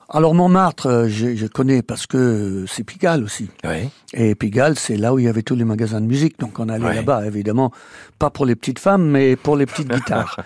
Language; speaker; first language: French; non-native, fluent; English